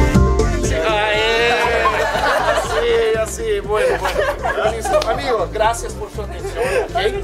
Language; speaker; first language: Spanish; non-native, fluent; Portuguese